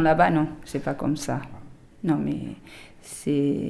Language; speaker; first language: French; non-native, learner; Portuguese